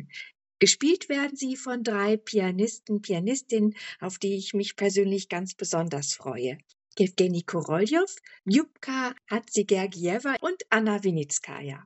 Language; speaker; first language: German; native; German